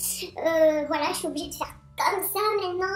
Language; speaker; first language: French; native; French